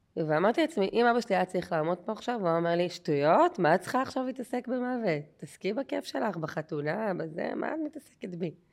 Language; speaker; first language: Hebrew; native; Hebrew